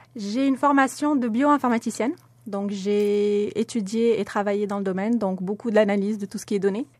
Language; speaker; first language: French; non-native, local second language; Arabic